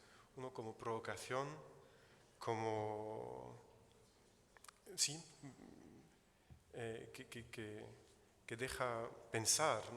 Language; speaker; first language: Spanish; non-native, fluent; Italian